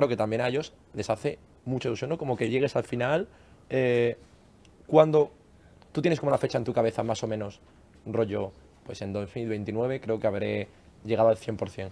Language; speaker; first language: Spanish; native; Spanish